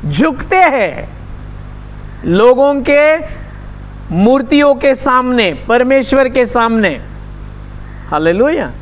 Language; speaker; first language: Hindi; non-native, local second language; Marathi